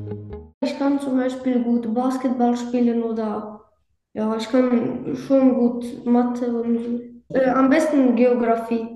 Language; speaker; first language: German; early bilingual, other home language; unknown